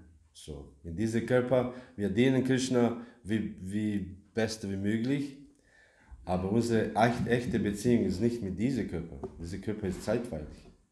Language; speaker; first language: German; non-native, learner; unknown